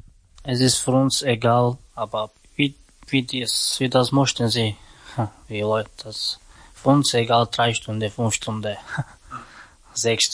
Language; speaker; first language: German; non-native, learner; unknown